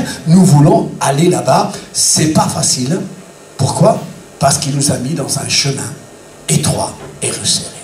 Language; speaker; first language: French; native; French